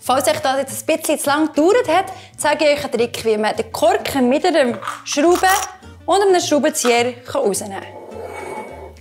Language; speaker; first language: German; native; German